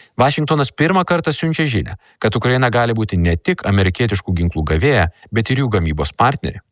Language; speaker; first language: Lithuanian; native; Lithuanian